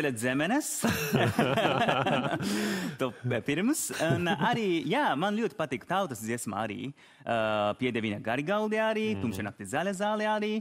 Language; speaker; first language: Latvian; non-native, learner; Japanese